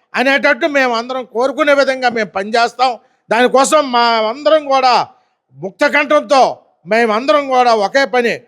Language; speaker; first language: Telugu; native; Telugu